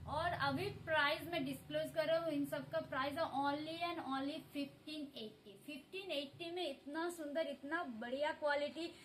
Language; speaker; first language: Hindi; non-native, local second language; Bangla